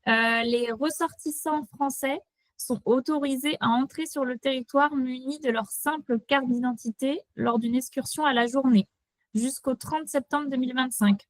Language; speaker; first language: French; native; French